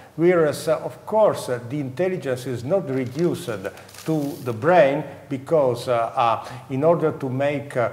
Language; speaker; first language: English; non-native, fluent; Italian